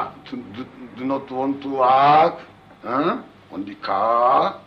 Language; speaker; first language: English; non-native, learner; Japanese